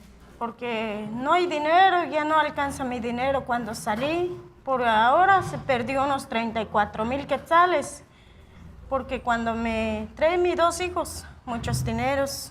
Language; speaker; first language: Spanish; non-native, local second language; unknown